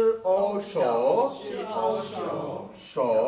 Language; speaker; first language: Chinese; non-native, fluent; Urdu